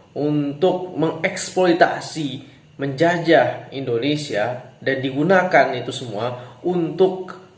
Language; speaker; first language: Indonesian; native; Indonesian